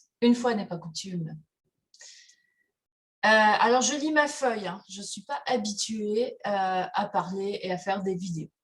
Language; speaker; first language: French; native; French